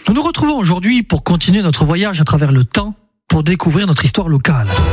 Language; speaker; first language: French; native; French